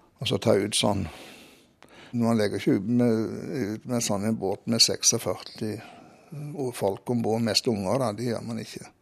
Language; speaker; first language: Norwegian; native; Norwegian